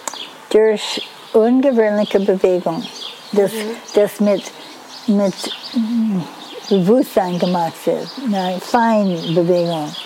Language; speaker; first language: German; non-native, fluent; English